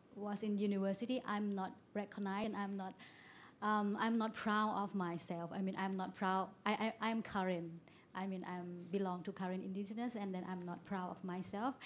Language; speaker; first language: English; non-native, learner; Thai